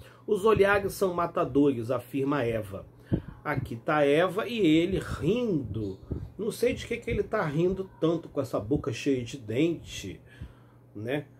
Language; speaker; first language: Portuguese; native; Portuguese